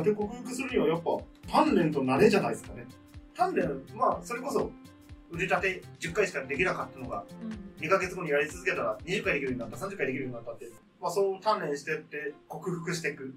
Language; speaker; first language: Japanese; native; Japanese